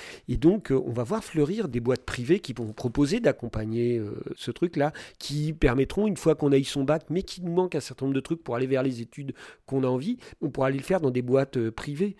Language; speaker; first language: French; native; French